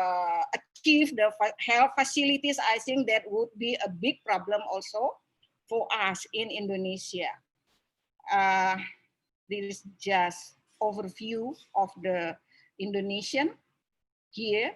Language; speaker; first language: English; non-native, local second language; Indonesian